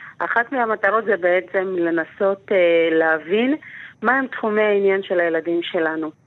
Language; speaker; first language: Hebrew; native; Hebrew